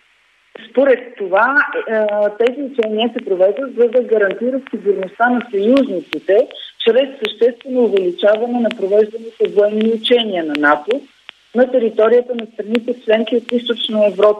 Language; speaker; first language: Bulgarian; native; Bulgarian